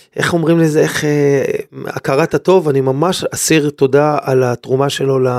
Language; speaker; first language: Hebrew; native; Hebrew